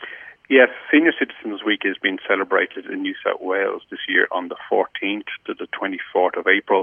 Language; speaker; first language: English; native; English